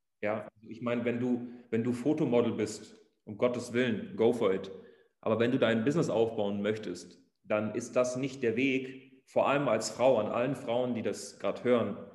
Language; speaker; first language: German; native; German